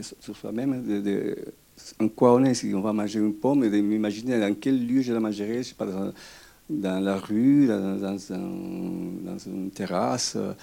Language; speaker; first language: French; non-native, fluent; Spanish